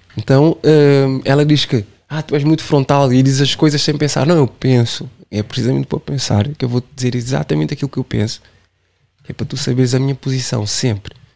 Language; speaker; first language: Portuguese; non-native, local second language; Kabuverdianu